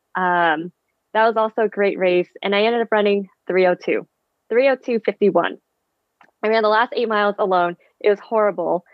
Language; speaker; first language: English; early bilingual, other home language; Vietnamese